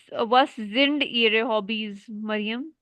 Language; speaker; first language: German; non-native, fluent; Urdu